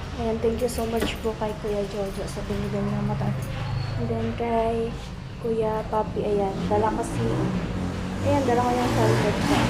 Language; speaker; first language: Filipino; non-native, local second language; Bikol